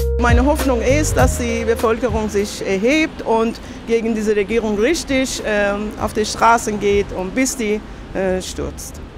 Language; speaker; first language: German; non-native, fluent; Persian